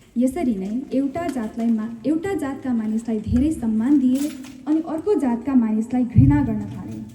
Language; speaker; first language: Nepali; early bilingual, heritage; Nepali